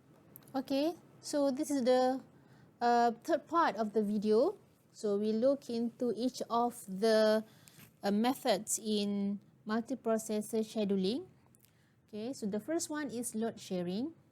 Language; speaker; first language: English; non-native, local second language; Malay